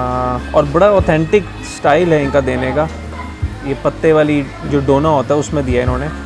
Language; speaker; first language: Hindi; native; Hindi